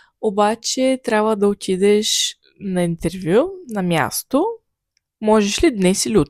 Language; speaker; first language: Bulgarian; native; Bulgarian